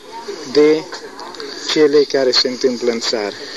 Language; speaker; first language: Romanian; native; Romanian